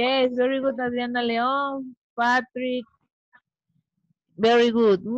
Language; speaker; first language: English; non-native, learner; Spanish